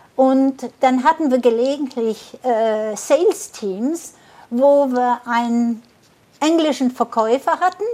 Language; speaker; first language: German; early bilingual, heritage; German